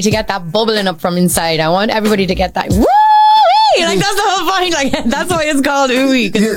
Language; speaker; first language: English; native; English